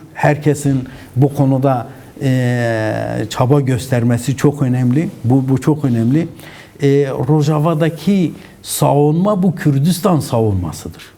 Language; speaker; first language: Turkish; non-native, local second language; Kurdish